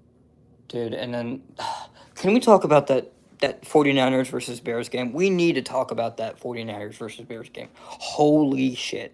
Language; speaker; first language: English; native; English